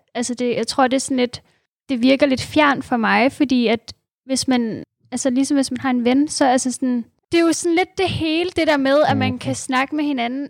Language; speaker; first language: Danish; native; Danish